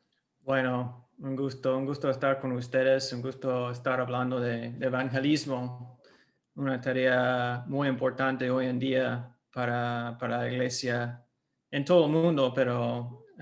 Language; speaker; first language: Spanish; non-native, fluent; English